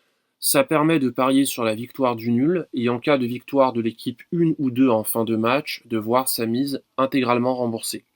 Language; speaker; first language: French; native; French